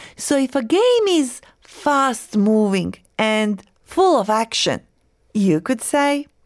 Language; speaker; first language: English; non-native, fluent; Croatian